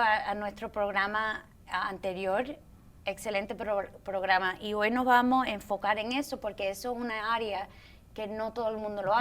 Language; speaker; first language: Spanish; early bilingual, heritage; Spanish